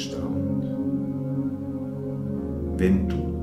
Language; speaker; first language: German; native; German